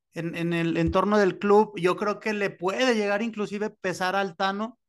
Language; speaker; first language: Spanish; native; Spanish